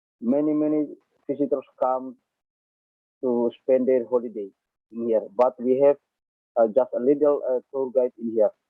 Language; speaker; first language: English; non-native, learner; Indonesian